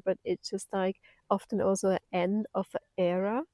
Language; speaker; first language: English; non-native, fluent; German